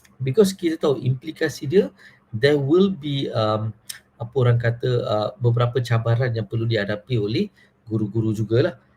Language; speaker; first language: Malay; non-native, local second language; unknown